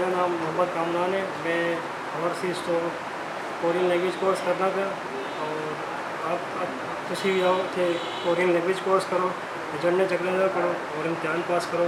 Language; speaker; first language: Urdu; non-native, local second language; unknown